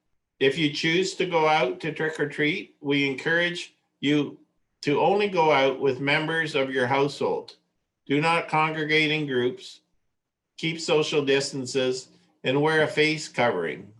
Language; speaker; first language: English; native; English